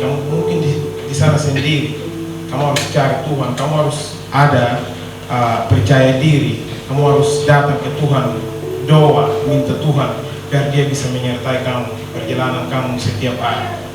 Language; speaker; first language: Indonesian; non-native, learner; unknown